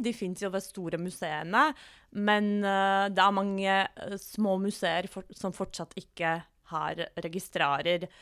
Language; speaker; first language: Norwegian; non-native, fluent; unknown